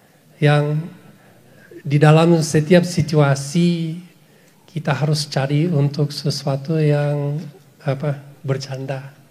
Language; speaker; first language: Indonesian; non-native, fluent; English